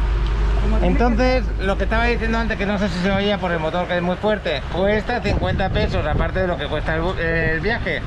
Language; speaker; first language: Spanish; native; Spanish